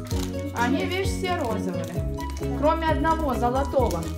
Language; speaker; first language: Russian; native; Russian